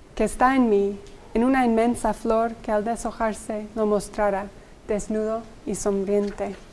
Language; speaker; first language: Spanish; non-native, fluent; English